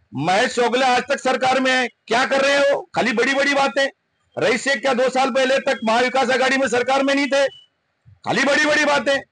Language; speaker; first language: Hindi; non-native, local second language; Urdu